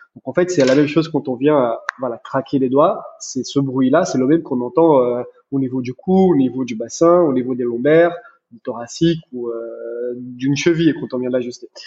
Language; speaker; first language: French; non-native, fluent; Portuguese